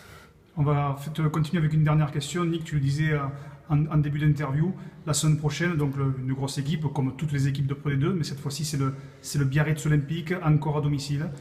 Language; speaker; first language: French; native; French